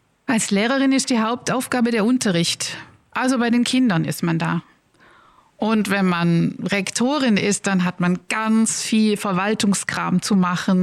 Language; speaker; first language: German; native; German